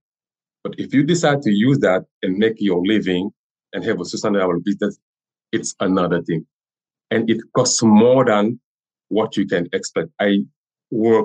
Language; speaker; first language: English; non-native, learner; French